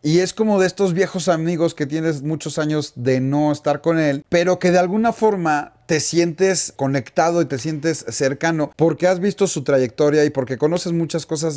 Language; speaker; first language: Spanish; native; Spanish